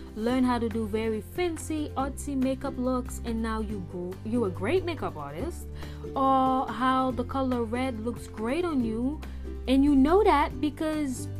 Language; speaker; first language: English; early bilingual, other home language; Haitian Creole